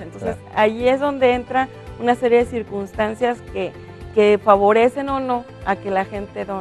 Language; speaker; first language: Spanish; native; Spanish